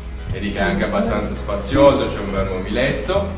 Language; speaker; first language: Italian; native; Italian